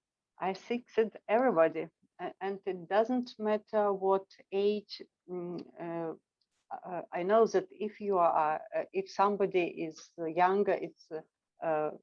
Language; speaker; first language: English; non-native, fluent; Russian